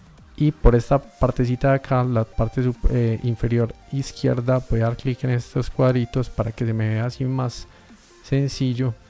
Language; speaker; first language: Spanish; native; Spanish